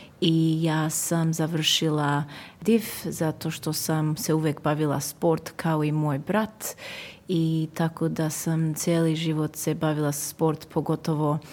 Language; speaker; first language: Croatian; early bilingual, heritage; Serbian